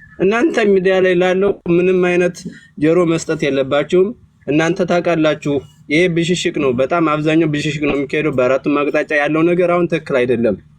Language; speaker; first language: Amharic; native; Amharic